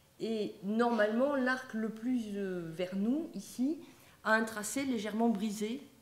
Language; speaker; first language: French; native; French